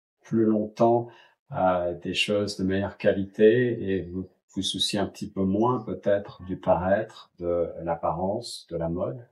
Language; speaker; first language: French; native; French